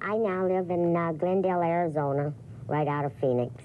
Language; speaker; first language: English; native; English